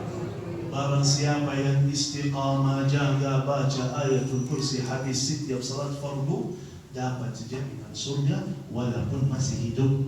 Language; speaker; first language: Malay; non-native, fluent; Arabic